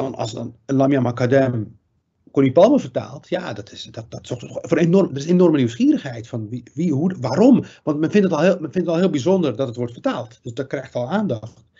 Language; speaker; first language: Dutch; early bilingual, other home language; Riffian